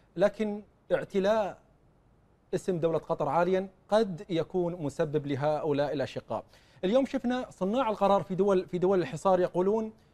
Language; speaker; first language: Arabic; native; Arabic